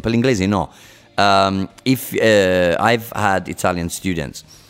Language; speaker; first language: English; native; English